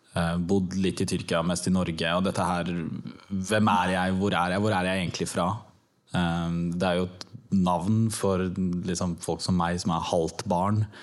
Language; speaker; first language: Norwegian; early bilingual, other home language; Turkish